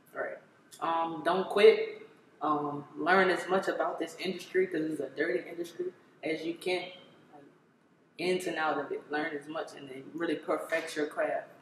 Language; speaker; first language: English; native; English